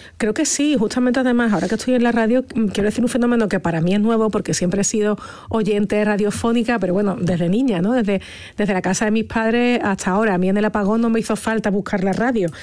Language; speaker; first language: Spanish; native; Spanish